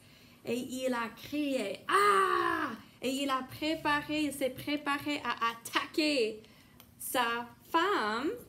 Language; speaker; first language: French; non-native, fluent; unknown